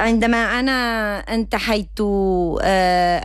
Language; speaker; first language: Arabic; non-native, learner; Spanish